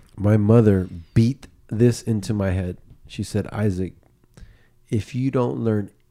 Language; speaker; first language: English; early bilingual, other home language; Spanish